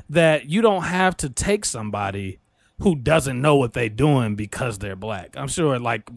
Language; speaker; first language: English; native; English